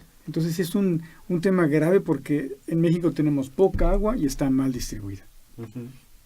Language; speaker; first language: Spanish; native; Spanish